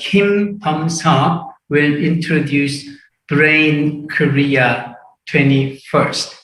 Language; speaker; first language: English; non-native, fluent; Korean